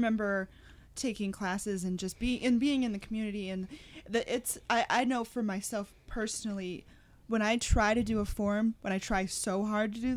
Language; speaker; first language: English; native; English